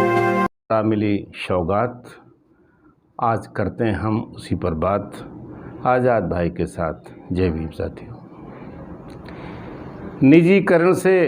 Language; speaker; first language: Hindi; native; Hindi